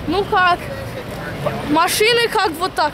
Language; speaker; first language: Russian; early bilingual, heritage; Russian